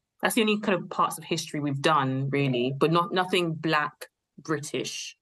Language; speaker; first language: English; native; English